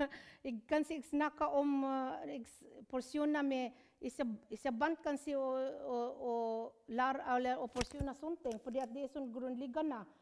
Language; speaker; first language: Swedish; non-native, learner; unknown